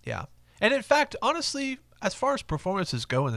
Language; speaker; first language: English; native; English